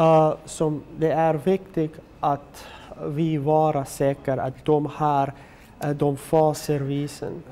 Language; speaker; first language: Swedish; non-native, learner; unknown